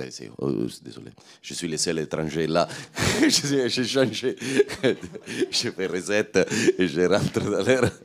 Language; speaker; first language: French; non-native, fluent; Italian